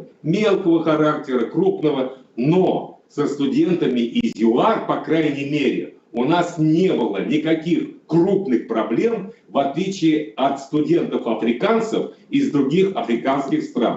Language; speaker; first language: Russian; native; Russian